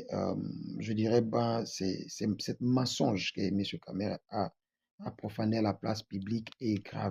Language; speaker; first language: French; non-native, local second language; Lingala